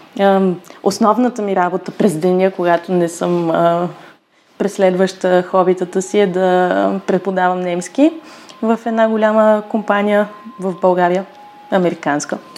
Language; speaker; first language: Bulgarian; native; Bulgarian